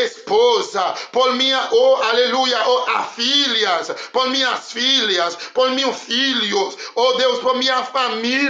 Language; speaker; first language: Portuguese; non-native, learner; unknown